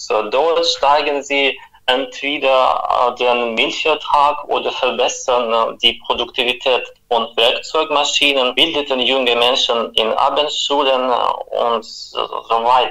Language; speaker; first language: German; non-native, fluent; Russian